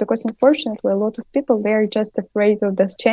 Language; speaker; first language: English; non-native, fluent; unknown